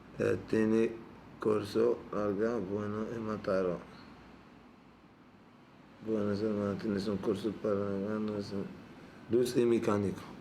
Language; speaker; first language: Spanish; non-native, learner; Arabic